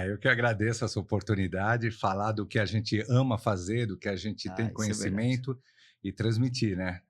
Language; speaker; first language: Portuguese; native; Portuguese